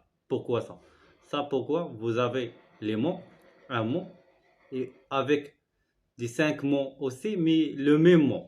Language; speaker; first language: French; non-native, learner; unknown